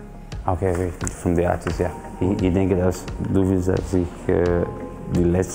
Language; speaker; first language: German; non-native, learner; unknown